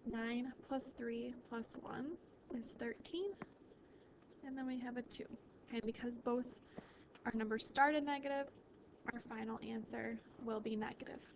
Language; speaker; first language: English; native; English